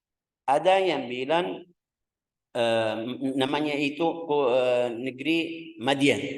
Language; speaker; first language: Indonesian; non-native, fluent; Arabic